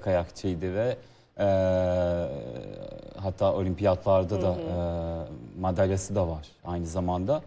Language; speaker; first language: Turkish; non-native, fluent; Serbian